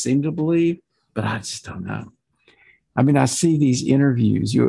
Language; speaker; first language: English; native; English